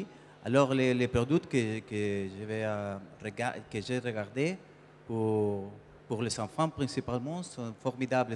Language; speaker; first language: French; non-native, learner; Spanish